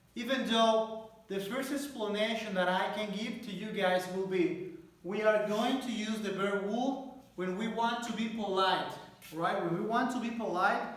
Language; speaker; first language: English; non-native, fluent; Spanish